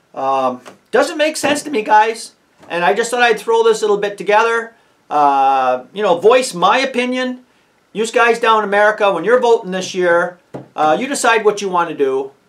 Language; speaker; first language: English; native; English